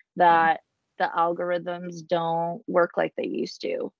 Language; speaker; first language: English; native; English